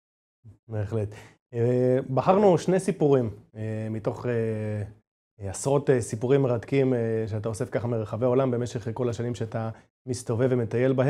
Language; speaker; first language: Hebrew; native; Hebrew